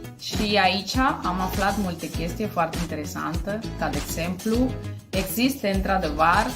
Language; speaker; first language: Romanian; non-native, fluent; Spanish